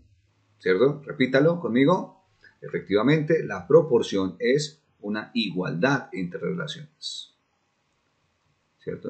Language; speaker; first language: Spanish; native; Spanish